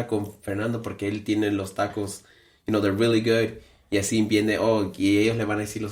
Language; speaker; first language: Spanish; early bilingual, heritage; Spanish